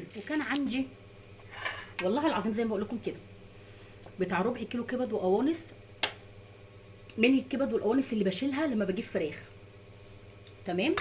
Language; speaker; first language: Arabic; native; Arabic